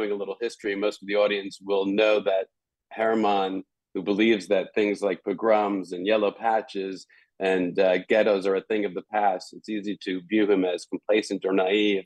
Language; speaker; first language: English; native; English